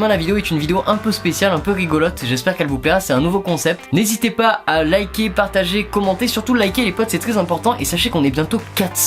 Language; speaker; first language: French; native; French